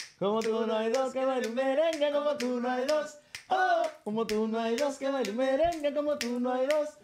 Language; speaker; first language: Spanish; native; Spanish